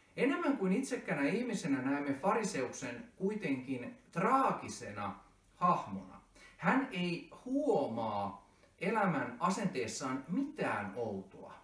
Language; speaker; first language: Finnish; native; Finnish